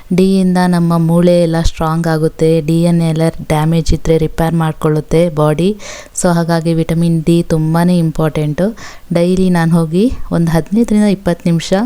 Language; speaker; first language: Kannada; non-native, local second language; Tulu